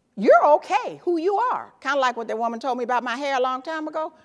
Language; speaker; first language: English; native; English